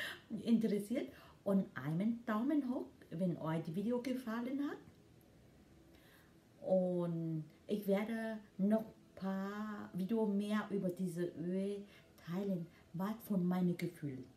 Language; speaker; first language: German; non-native, learner; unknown